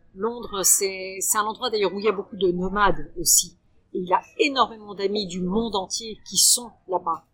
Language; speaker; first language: French; early bilingual, heritage; French